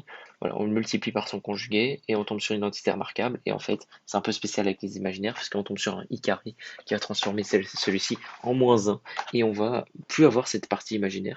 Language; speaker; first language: French; native; French